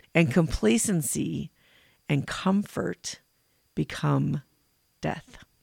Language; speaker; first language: English; native; English